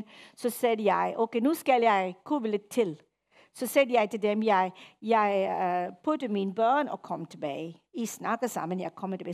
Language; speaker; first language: Danish; non-native, fluent; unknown